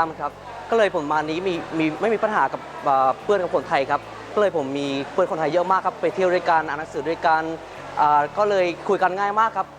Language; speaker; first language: Thai; non-native, fluent; Vietnamese